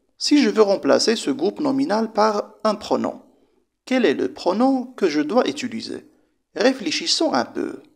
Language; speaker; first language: French; non-native, local second language; Arabic